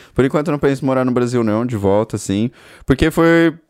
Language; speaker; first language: Portuguese; native; Portuguese